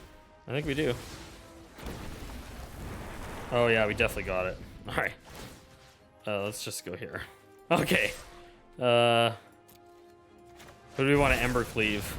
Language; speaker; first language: English; native; English